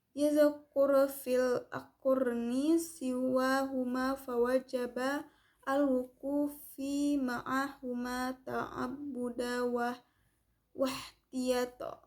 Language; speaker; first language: Arabic; non-native, learner; Indonesian